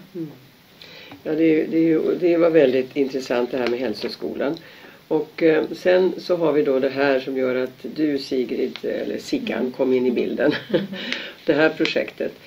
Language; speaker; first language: Swedish; native; Swedish